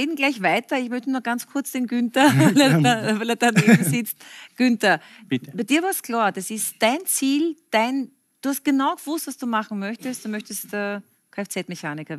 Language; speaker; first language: German; native; German